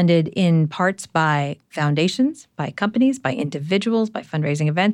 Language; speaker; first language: English; native; English